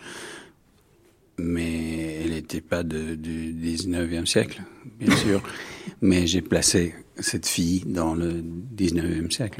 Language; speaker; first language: French; non-native, fluent; English